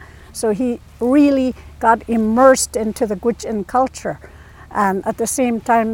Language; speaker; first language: English; native; English